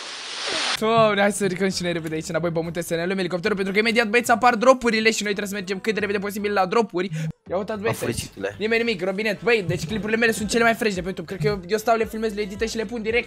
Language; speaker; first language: Romanian; native; Romanian